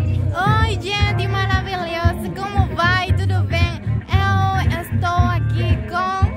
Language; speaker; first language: Portuguese; non-native, learner; Spanish